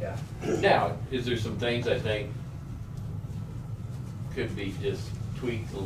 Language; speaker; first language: English; native; English